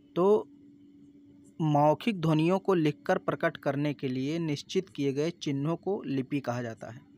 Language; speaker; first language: Hindi; native; Hindi